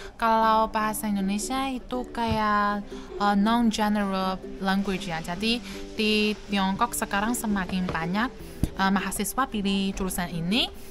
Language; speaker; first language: Indonesian; non-native, fluent; Chinese